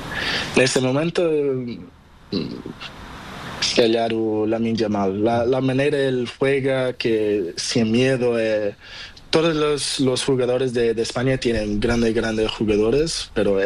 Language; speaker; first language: Spanish; non-native, local second language; Portuguese